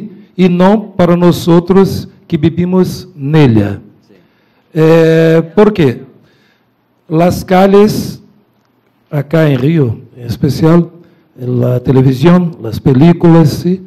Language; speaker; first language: Spanish; non-native, fluent; Portuguese